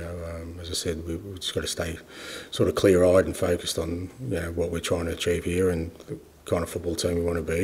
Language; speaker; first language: English; native; English